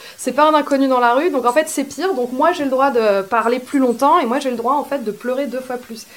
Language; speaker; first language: French; native; French